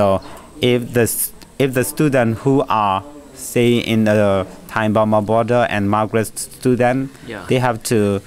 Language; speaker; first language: English; non-native, learner; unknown